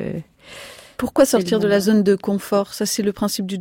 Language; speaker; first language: French; native; French